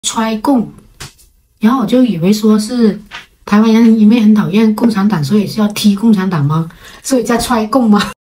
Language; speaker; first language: Chinese; native; Chinese